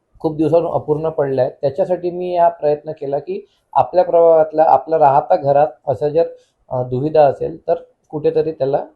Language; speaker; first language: Marathi; native; Marathi